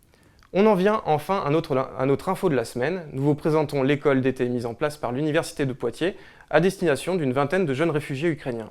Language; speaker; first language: French; native; French